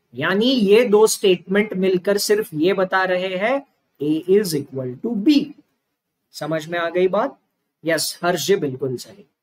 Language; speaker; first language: Hindi; non-native, local second language; Marathi